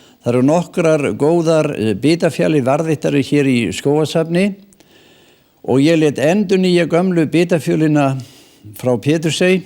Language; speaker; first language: Icelandic; native; Icelandic